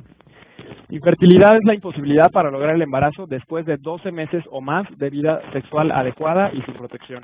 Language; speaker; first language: Spanish; native; Spanish